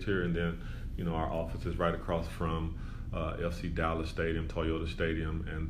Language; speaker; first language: English; native; English